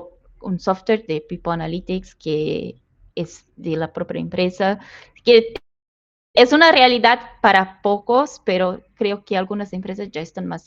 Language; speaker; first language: Spanish; non-native, fluent; Portuguese